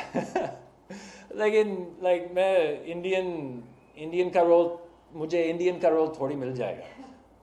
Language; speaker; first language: Hindi; non-native, fluent; English